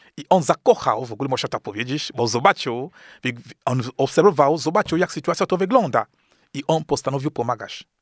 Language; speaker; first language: Polish; non-native, fluent; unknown